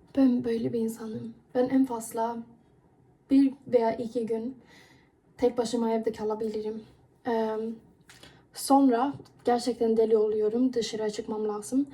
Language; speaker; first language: Turkish; non-native, fluent; Persian